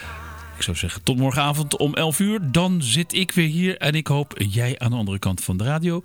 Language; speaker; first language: Dutch; native; Dutch